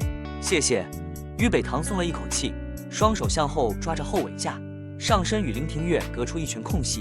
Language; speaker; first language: Chinese; native; Chinese